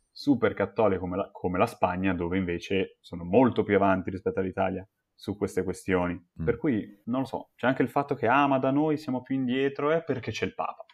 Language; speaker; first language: Italian; native; Italian